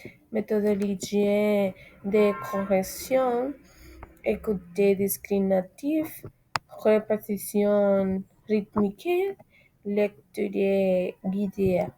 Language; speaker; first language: French; non-native, learner; Spanish